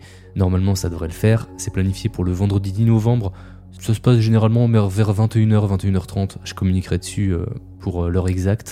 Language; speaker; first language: French; native; French